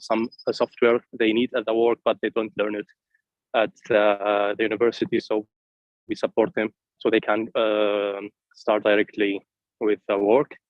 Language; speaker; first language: English; non-native, fluent; Arabic